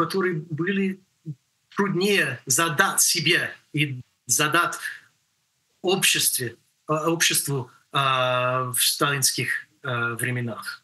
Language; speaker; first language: Russian; non-native, fluent; English